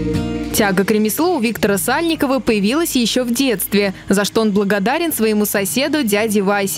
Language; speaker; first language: Russian; native; Russian